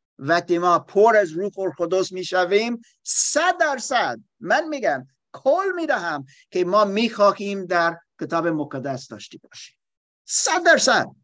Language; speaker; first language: Persian; non-native, learner; German